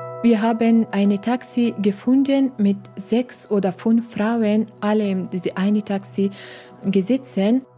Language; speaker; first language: German; non-native, learner; Persian